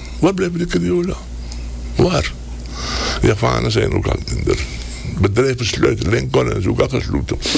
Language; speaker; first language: Dutch; native; Dutch